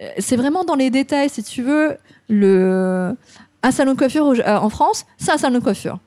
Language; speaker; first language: French; early bilingual, other home language; Cantonese